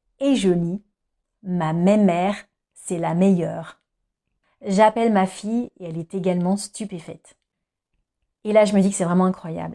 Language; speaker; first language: French; native; French